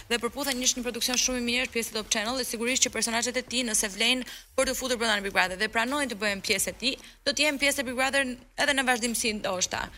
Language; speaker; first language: Albanian; native; Albanian